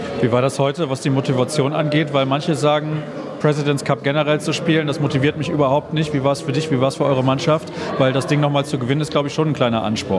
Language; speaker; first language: German; native; German